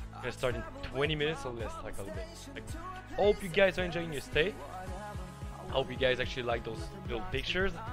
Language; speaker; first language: English; non-native, fluent; French